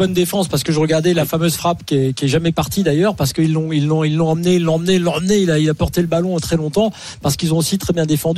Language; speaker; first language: French; native; French